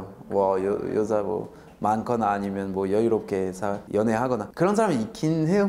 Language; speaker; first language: Korean; non-native, fluent; French